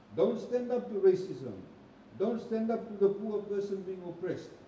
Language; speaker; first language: English; non-native, local second language; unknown